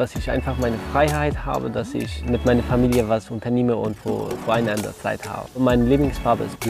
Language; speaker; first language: German; non-native, learner; Kurdish